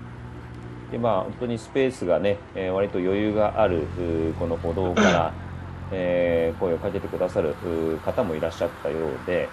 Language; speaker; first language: Japanese; native; Japanese